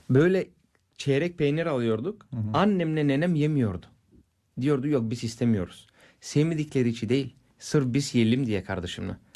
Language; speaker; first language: Turkish; non-native, fluent; Bulgarian